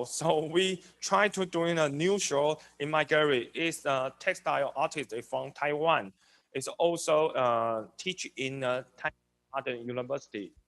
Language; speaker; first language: English; non-native, learner; Chinese